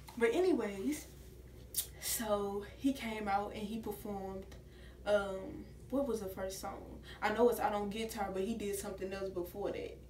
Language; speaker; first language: English; native; English